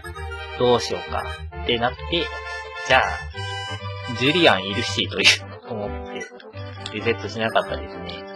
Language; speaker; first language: Japanese; native; Japanese